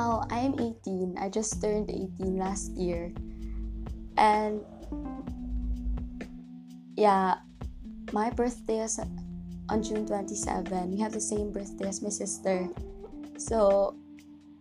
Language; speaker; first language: English; non-native, local second language; Cebuano